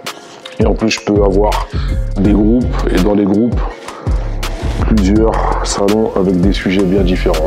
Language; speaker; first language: French; native; French